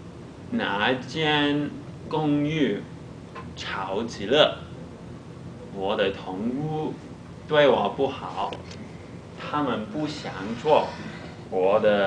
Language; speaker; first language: Chinese; non-native, learner; English